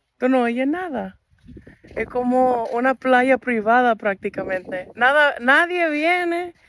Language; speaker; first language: Spanish; non-native, fluent; English